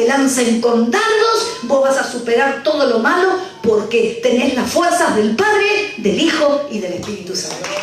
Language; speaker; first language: Spanish; native; Spanish